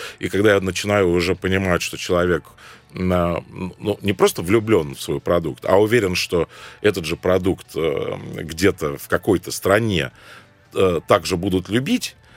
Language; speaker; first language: Russian; non-native, fluent; Arabic